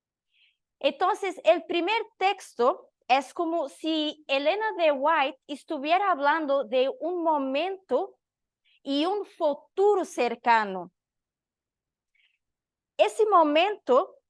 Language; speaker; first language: Spanish; non-native, learner; Portuguese